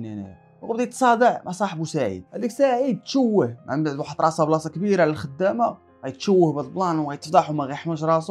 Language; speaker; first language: Arabic; native; Arabic